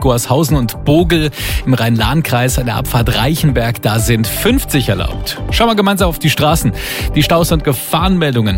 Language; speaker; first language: German; native; German